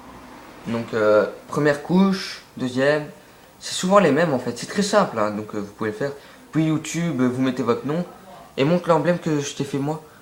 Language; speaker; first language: French; native; French